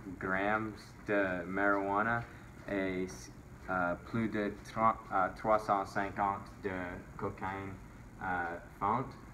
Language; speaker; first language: French; non-native, local second language; English